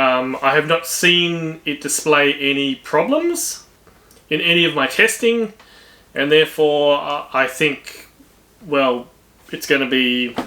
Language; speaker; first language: English; native; English